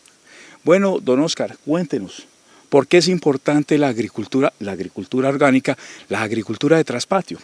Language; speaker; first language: Spanish; native; Spanish